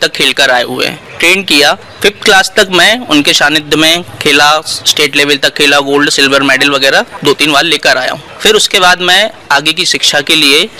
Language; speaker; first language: Hindi; native; Hindi